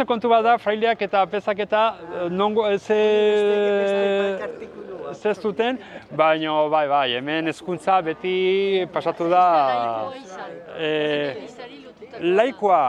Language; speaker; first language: Basque; native; Basque